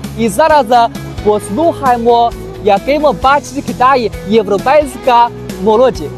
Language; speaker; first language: Ukrainian; non-native, fluent; Chinese